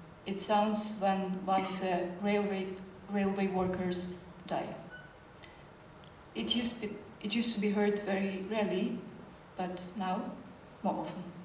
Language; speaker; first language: English; non-native, fluent; Ukrainian